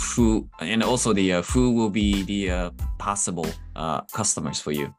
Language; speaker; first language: English; non-native, fluent; Japanese